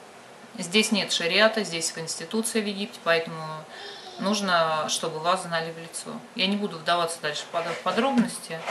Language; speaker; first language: Russian; native; Russian